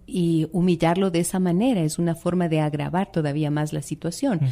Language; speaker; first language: Spanish; native; Spanish